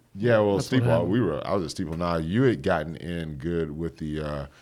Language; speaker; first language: English; native; English